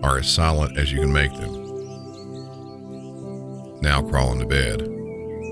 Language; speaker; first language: English; native; English